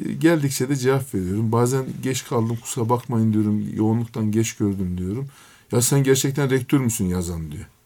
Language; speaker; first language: Turkish; native; Turkish